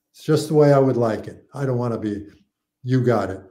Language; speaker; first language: English; native; English